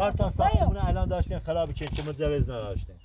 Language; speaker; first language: Persian; non-native, local second language; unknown